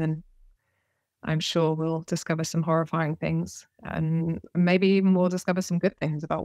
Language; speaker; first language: English; native; English